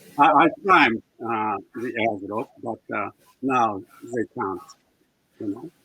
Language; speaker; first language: English; non-native, fluent; Japanese